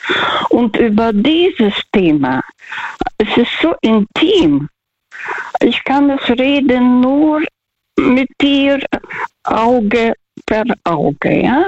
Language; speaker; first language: German; early bilingual, heritage; Russian